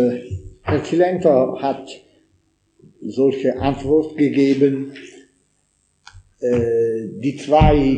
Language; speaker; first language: German; non-native, learner; Italian